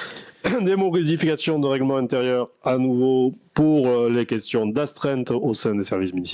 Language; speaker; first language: French; native; French